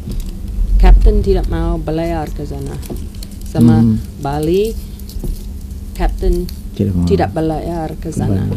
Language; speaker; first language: Indonesian; non-native, learner; English